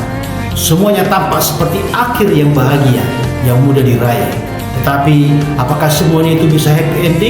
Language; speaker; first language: Indonesian; native; Indonesian